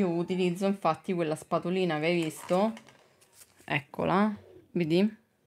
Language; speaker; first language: Italian; native; Italian